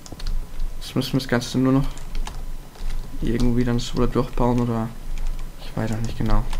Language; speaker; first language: German; native; German